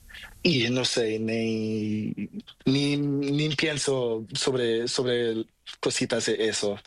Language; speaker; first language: Spanish; non-native, learner; Portuguese